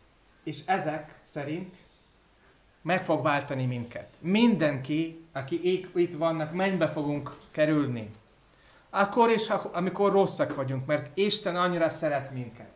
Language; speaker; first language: Hungarian; non-native, fluent; English